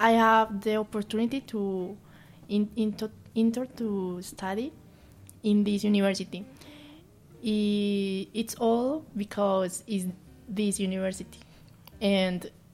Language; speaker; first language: English; non-native, learner; Spanish